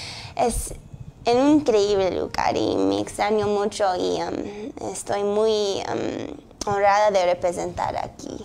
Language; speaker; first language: Spanish; early bilingual, heritage; English